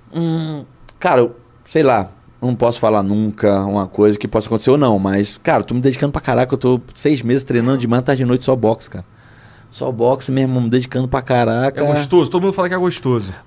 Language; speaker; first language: Portuguese; native; Portuguese